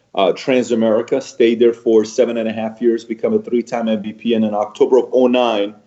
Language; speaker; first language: English; early bilingual, other home language; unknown